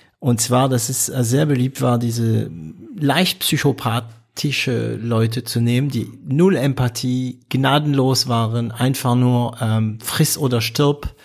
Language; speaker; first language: German; non-native, fluent; French